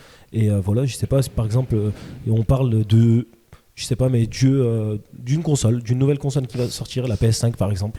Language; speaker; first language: French; native; French